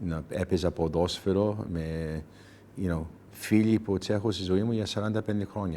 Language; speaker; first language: Greek; early bilingual, heritage; English